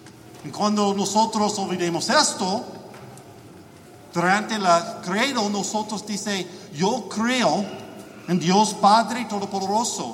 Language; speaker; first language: Spanish; non-native, learner; English